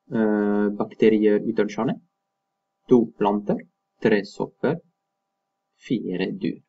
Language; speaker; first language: Norwegian; non-native, fluent; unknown